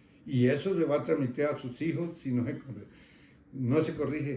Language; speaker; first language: Spanish; native; Spanish